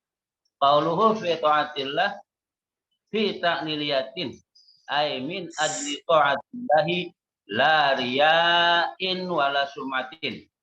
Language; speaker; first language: Arabic; non-native, fluent; Indonesian